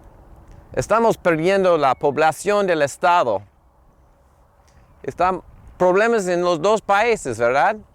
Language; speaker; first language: Spanish; non-native, learner; English